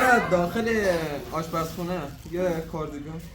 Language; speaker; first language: Persian; native; Persian